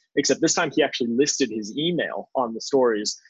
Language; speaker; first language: English; native; English